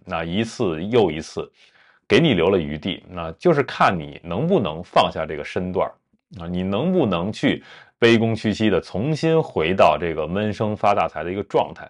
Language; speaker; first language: Chinese; native; Chinese